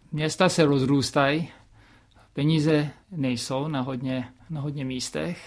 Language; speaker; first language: Czech; early bilingual, heritage; Czech